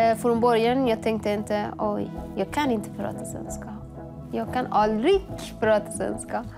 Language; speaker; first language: Swedish; non-native, learner; Persian